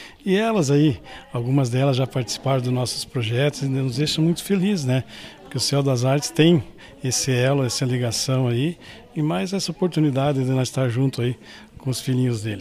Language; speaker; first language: Portuguese; native; Portuguese